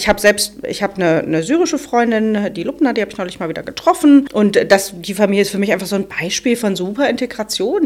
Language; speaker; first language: German; native; German